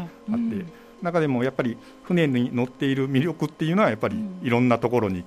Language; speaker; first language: Japanese; native; Japanese